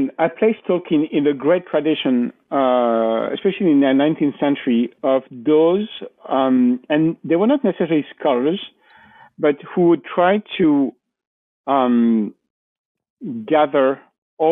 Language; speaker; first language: English; non-native, fluent; French